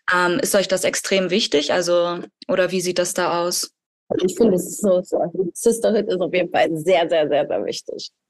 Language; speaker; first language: German; early bilingual, other home language; Spanish